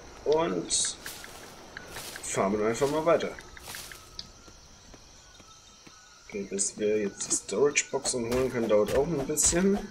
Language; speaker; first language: German; native; German